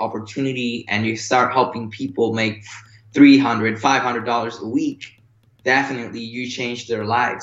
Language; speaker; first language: English; non-native, fluent; Spanish